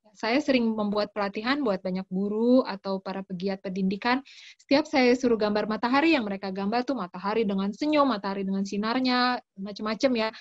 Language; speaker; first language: Indonesian; native; Indonesian